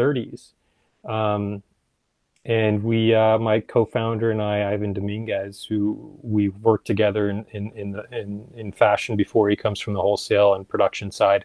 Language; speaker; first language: English; native; English